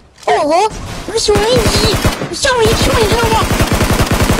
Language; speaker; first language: Chinese; native; Chinese